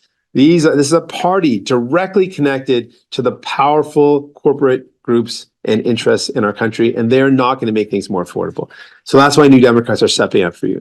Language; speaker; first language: English; native; English